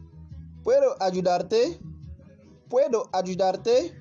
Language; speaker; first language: Spanish; non-native, learner; Haitian Creole